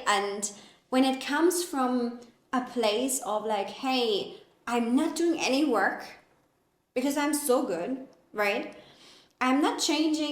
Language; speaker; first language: English; non-native, fluent; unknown